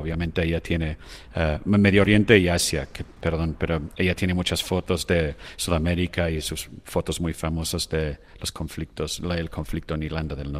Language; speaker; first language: Spanish; non-native, fluent; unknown